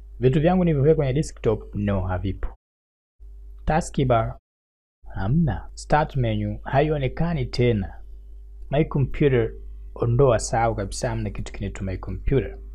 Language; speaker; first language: Swahili; native; Swahili